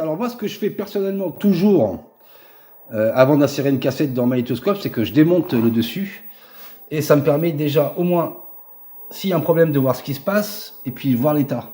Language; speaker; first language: French; native; French